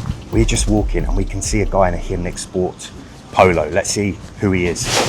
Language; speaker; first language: English; native; English